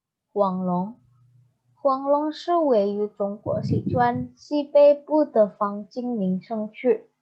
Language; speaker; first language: Chinese; non-native, learner; Indonesian